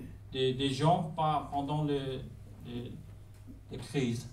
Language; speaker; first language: French; non-native, fluent; Persian